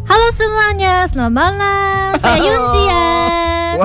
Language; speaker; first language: Indonesian; non-native, learner; Korean